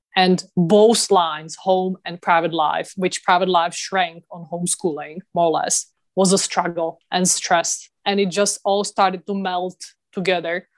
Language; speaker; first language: English; non-native, fluent; Czech